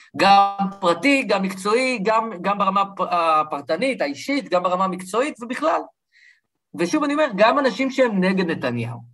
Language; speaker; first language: Hebrew; early bilingual, other home language; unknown